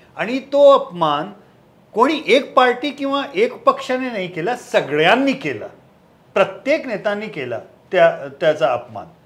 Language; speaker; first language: Marathi; early bilingual, heritage; Marathi